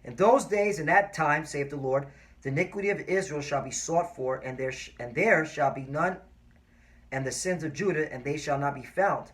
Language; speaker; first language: English; native; English